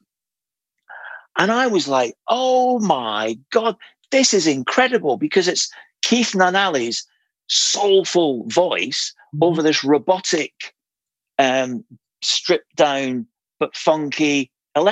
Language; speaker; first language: English; native; English